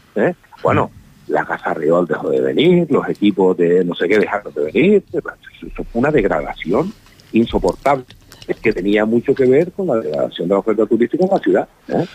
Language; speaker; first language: Spanish; native; Spanish